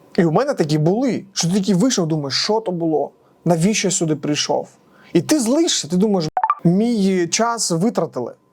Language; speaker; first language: Ukrainian; non-native, local second language; Russian